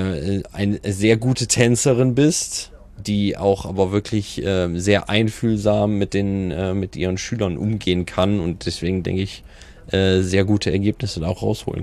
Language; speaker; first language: German; native; German